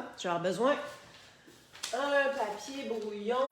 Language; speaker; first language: French; native; French